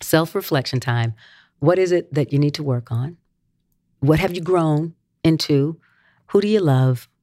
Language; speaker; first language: English; native; English